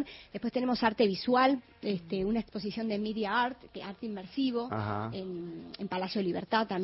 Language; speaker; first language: Spanish; native; Spanish